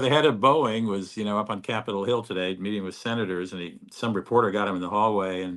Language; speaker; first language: English; native; English